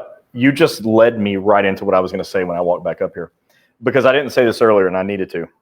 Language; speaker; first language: English; native; English